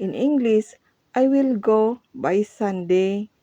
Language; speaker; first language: English; non-native, local second language; Filipino